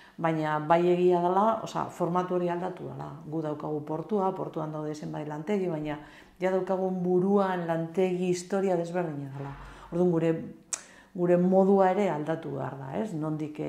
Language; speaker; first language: Basque; non-native, local second language; Spanish